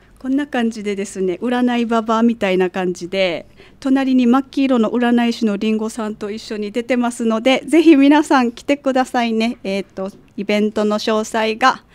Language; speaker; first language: Japanese; native; Japanese